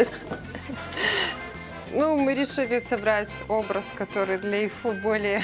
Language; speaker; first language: Russian; native; Russian